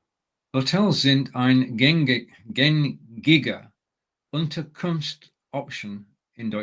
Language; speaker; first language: German; non-native, learner; English